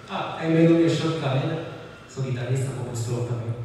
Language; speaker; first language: Portuguese; non-native, fluent; Japanese